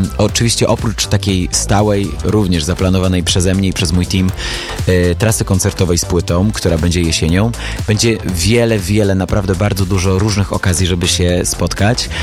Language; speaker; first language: Polish; early bilingual, other home language; Armenian